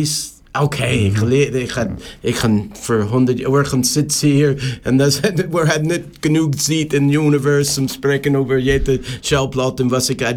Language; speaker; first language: German; non-native, learner; English